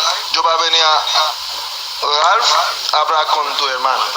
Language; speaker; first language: Spanish; non-native, learner; Haitian Creole